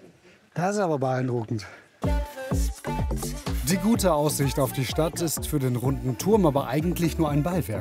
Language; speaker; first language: German; native; German